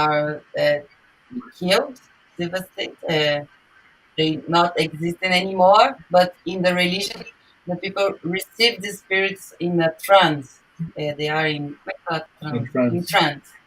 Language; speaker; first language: English; non-native, learner; Portuguese